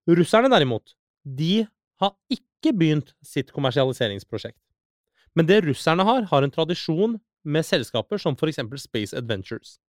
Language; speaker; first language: Norwegian; early bilingual, other home language; Persian